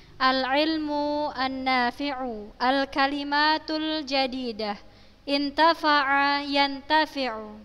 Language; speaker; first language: Arabic; non-native, fluent; Indonesian